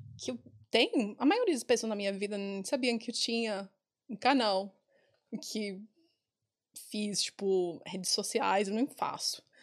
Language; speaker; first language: Portuguese; non-native, fluent; English